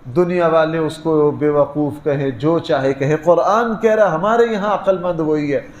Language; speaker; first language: Urdu; non-native, local second language; Punjabi